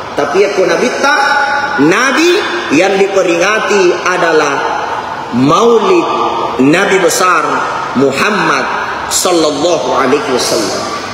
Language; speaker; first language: Malay; non-native, local second language; Buginese